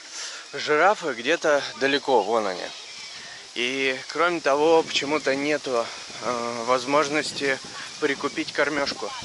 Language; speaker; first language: Russian; native; Russian